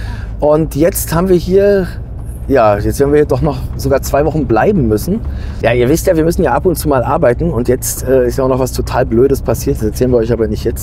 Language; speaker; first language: German; native; German